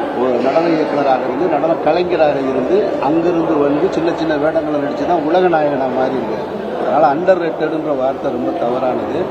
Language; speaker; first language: Tamil; native; Tamil